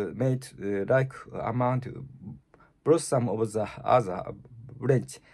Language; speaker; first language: English; non-native, learner; Japanese